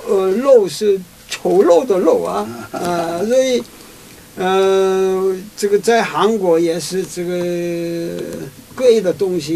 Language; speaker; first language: Chinese; non-native, fluent; Korean